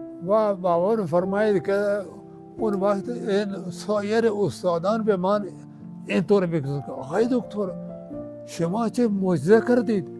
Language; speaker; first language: Persian; non-native, fluent; Urdu